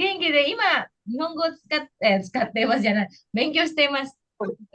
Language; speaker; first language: Japanese; non-native, fluent; Indonesian